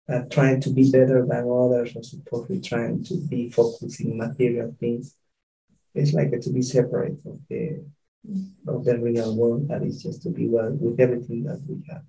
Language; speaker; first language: English; non-native, fluent; Spanish